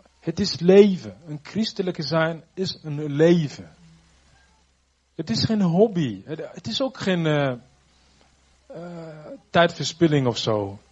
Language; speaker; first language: Dutch; non-native, fluent; Rundi